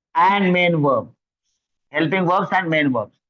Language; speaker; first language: English; non-native, local second language; Marathi